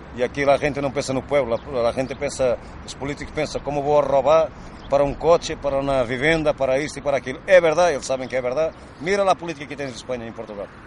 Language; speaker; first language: Spanish; non-native, fluent; Romanian